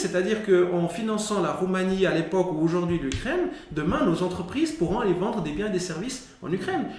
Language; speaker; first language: French; early bilingual, other home language; Spanish